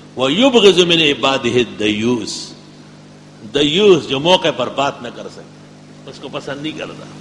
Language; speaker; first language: Urdu; non-native, local second language; Pashto